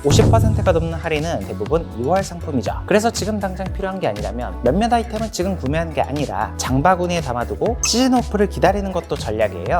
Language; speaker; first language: Korean; native; Korean